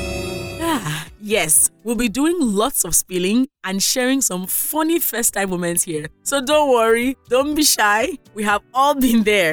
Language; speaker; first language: English; non-native, local second language; Yoruba